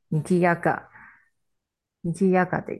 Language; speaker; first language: Japanese; non-native, learner; Chinese